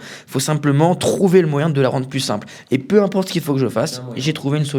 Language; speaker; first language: French; native; French